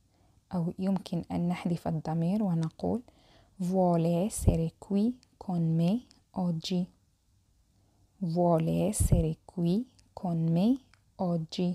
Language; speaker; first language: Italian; non-native, fluent; Arabic